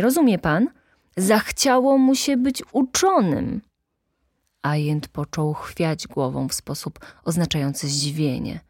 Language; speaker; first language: Polish; native; Polish